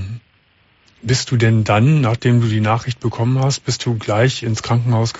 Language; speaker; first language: German; native; German